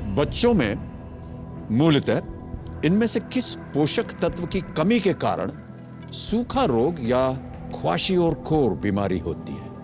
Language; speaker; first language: Hindi; native; Hindi